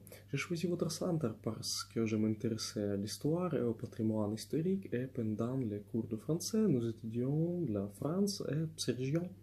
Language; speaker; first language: French; non-native, fluent; Russian